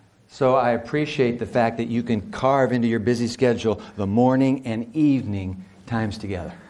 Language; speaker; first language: English; early bilingual, other home language; Japanese